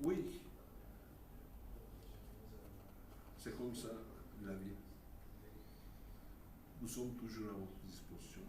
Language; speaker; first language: French; non-native, fluent; Turkish